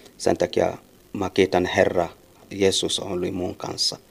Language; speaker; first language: Finnish; non-native, learner; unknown